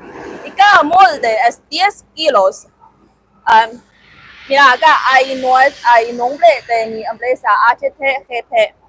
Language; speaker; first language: Spanish; non-native, learner; Chinese